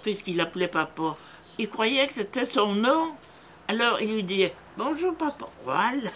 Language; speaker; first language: French; native; French